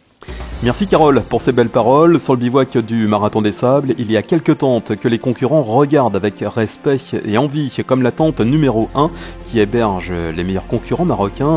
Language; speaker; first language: French; native; French